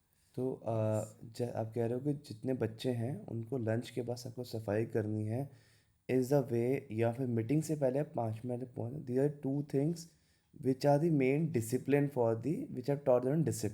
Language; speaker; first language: Hindi; native; Hindi